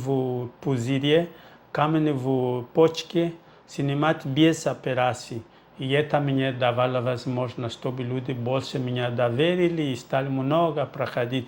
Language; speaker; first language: Russian; non-native, fluent; Portuguese